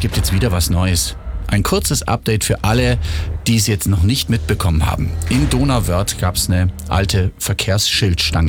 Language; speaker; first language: German; native; German